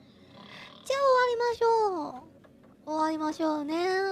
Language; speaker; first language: Japanese; non-native, fluent; Chinese